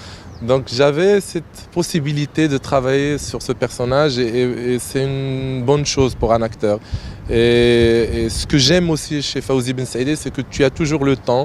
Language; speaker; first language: French; non-native, local second language; Arabic